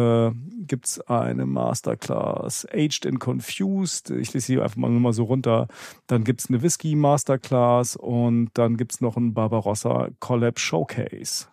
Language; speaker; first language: German; native; German